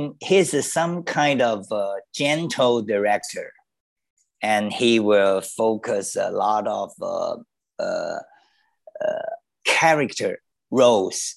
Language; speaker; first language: English; non-native, learner; Chinese